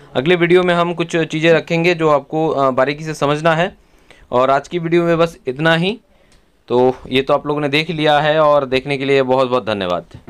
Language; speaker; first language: Hindi; non-native, local second language; Bangla